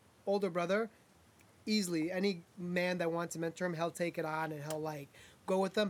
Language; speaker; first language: English; early bilingual, other home language; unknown